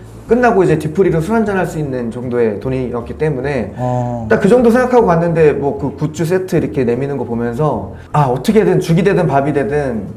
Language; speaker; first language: Korean; native; Korean